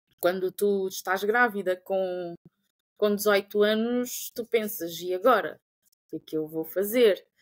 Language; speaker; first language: Portuguese; non-native, local second language; Kabuverdianu